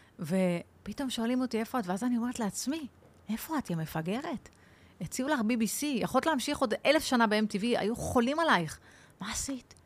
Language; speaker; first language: Hebrew; native; Hebrew